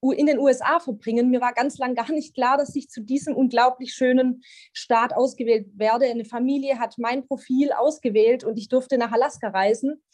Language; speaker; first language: German; native; German